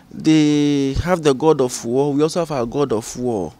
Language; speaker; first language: English; non-native, local second language; Ga